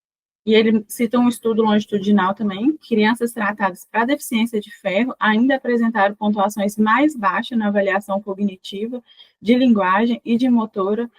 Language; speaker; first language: Portuguese; native; Portuguese